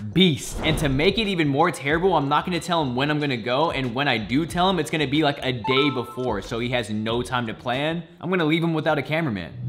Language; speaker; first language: English; native; English